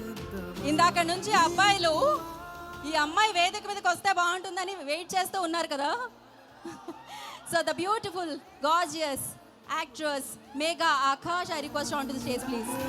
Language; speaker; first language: Telugu; native; Telugu